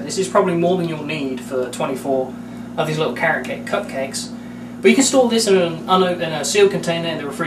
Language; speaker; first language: English; native; English